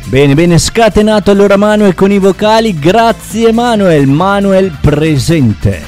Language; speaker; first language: Italian; native; Italian